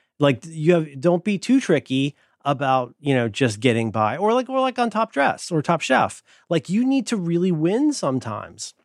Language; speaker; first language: English; native; English